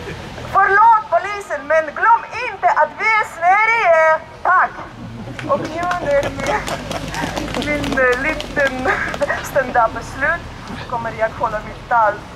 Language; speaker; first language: Swedish; non-native, learner; Russian